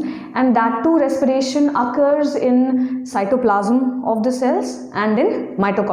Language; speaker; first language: English; non-native, local second language; Hindi